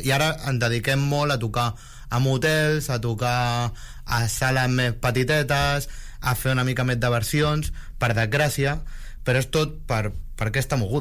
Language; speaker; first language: Catalan; native; Catalan